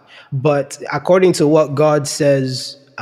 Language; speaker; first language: English; non-native, local second language; Yoruba